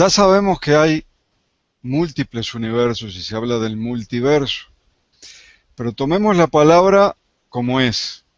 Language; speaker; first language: Spanish; native; Spanish